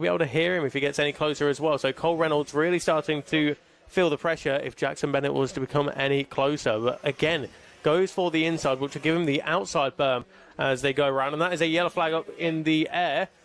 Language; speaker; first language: English; native; English